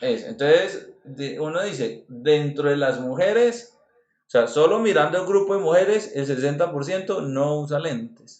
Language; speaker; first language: Spanish; native; Spanish